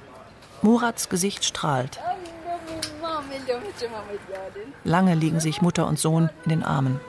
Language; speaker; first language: German; native; German